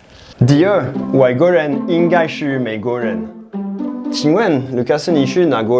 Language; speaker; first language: Chinese; non-native, fluent; French